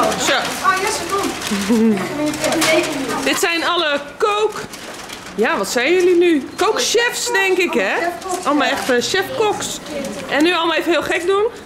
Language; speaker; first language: Dutch; native; Dutch